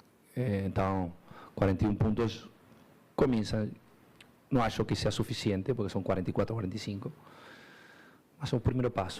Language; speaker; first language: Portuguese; non-native, learner; Spanish